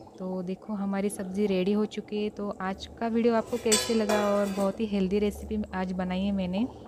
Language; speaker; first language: Hindi; non-native, local second language; Marathi